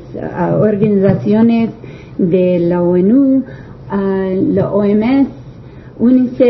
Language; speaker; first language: Spanish; non-native, learner; English